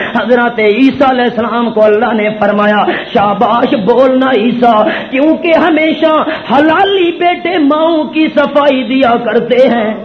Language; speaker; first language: Urdu; non-native, local second language; Punjabi